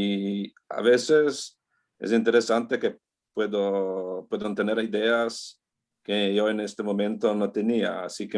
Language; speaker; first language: Spanish; non-native, learner; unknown